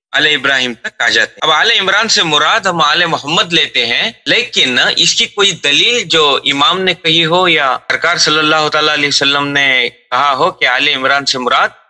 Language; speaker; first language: Urdu; native; Urdu